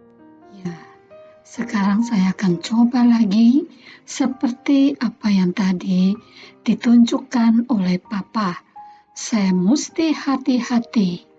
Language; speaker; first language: Indonesian; native; Indonesian